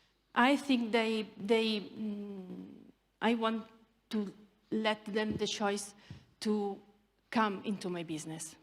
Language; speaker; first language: English; non-native, learner; Italian